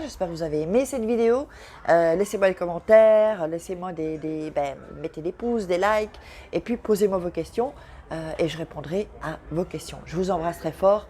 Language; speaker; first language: French; native; French